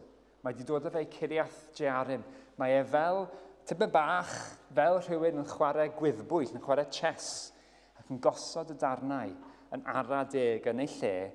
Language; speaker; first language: Welsh; native; Welsh